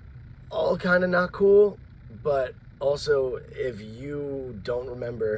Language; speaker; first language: English; native; English